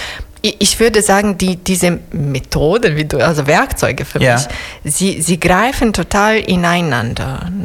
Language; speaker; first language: German; non-native, learner; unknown